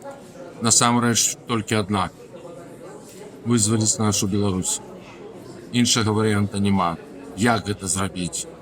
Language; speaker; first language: Belarusian; non-native, local second language; Russian